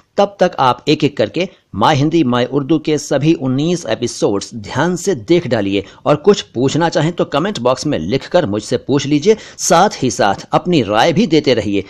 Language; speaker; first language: Hindi; native; Hindi